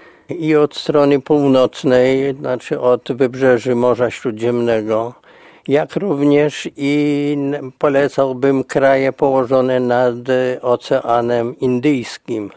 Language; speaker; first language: Polish; native; Polish